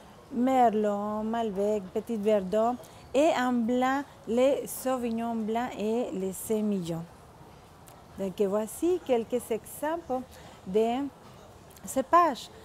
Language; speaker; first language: French; non-native, fluent; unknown